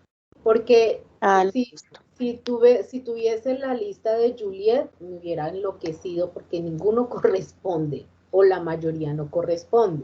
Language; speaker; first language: Spanish; native; Spanish